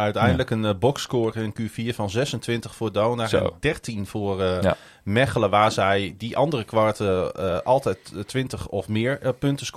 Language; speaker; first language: Dutch; native; Dutch